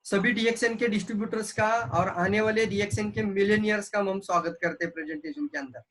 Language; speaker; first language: Hindi; non-native, local second language; Marathi